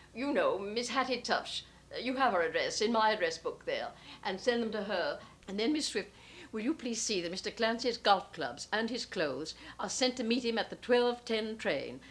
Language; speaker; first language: English; native; English